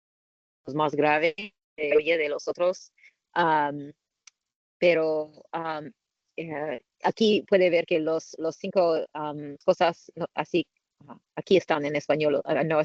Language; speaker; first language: Spanish; non-native, learner; English